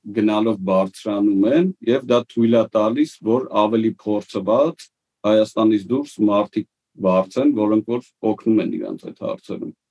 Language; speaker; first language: Armenian; native; Armenian